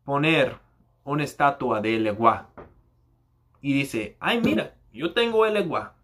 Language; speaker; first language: Spanish; non-native, learner; English